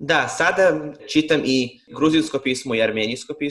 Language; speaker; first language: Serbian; non-native, fluent; Hebrew